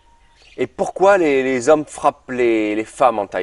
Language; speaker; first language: French; native; French